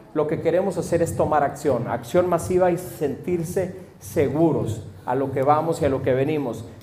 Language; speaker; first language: Spanish; early bilingual, heritage; Spanish